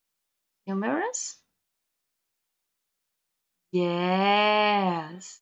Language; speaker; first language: English; non-native, learner; Portuguese